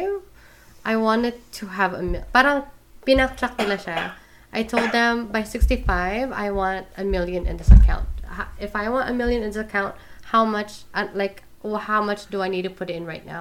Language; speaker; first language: English; non-native, local second language; Filipino